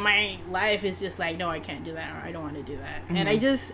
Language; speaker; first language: English; non-native, local second language; Malay